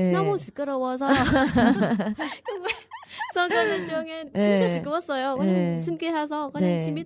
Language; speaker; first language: Korean; non-native, learner; Vietnamese